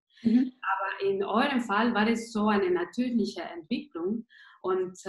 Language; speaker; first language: German; non-native, fluent; Spanish